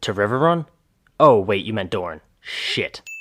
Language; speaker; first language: English; native; English